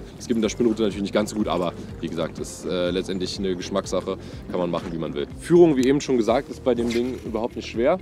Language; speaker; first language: German; native; German